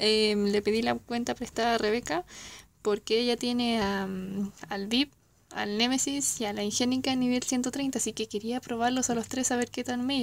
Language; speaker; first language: Spanish; native; Spanish